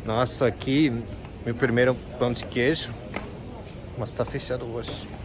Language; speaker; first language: Portuguese; non-native, fluent; English